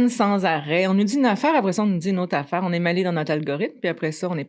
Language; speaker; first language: French; native; French